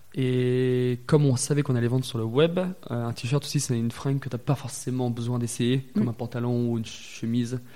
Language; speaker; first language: French; native; French